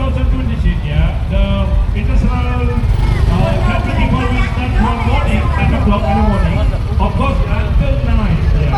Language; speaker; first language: English; non-native, learner; Indonesian